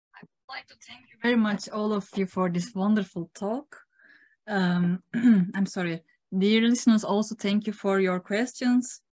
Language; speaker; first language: English; non-native, fluent; Turkish